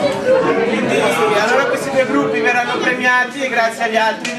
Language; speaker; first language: Italian; native; Italian